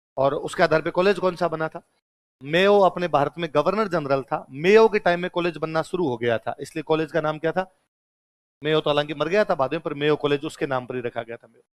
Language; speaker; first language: Hindi; native; Hindi